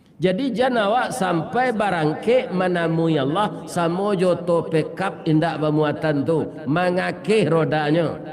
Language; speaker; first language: Malay; non-native, local second language; Minangkabau